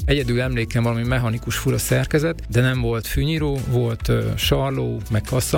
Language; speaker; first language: Hungarian; native; Hungarian